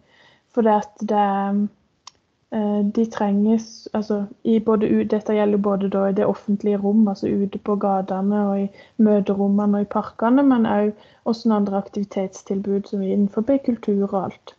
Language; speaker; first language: Norwegian; native; Norwegian